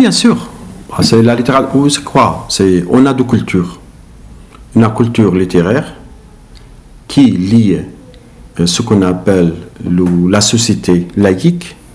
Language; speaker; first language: French; non-native, learner; Arabic